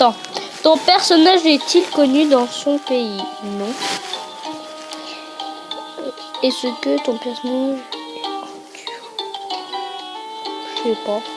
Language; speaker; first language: French; early bilingual, other home language; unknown